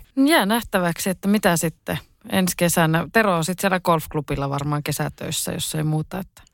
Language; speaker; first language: Finnish; native; Finnish